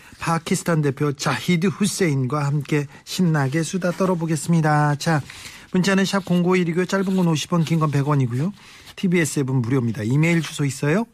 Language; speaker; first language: Korean; native; Korean